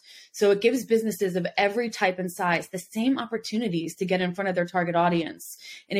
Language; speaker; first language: English; native; English